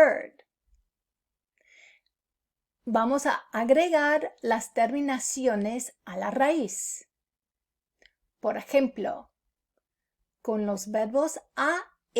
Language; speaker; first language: Spanish; non-native, fluent; English